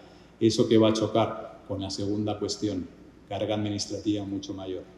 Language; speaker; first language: Spanish; native; Spanish